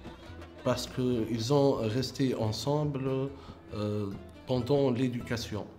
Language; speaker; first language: French; non-native, local second language; Arabic